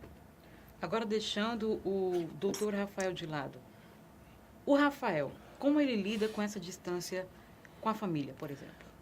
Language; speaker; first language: Portuguese; native; Portuguese